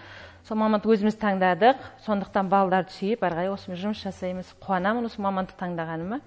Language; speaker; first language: Kazakh; native; Kazakh